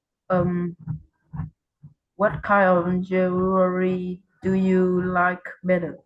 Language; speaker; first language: English; non-native, learner; Vietnamese